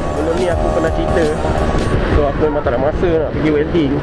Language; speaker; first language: Malay; native; Malay